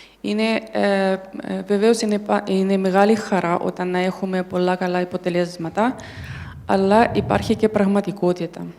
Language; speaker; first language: Greek; non-native, learner; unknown